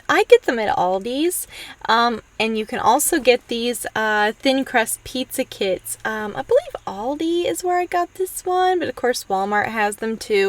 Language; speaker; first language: English; native; English